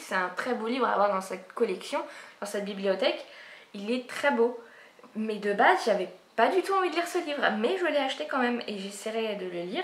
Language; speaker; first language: French; native; French